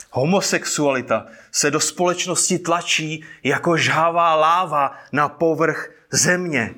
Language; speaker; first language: Czech; native; Czech